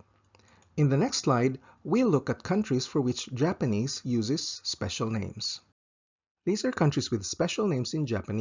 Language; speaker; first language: English; non-native, fluent; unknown